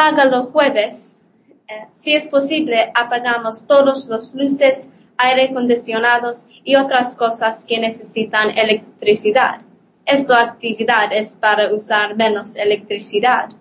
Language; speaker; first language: Spanish; non-native, learner; English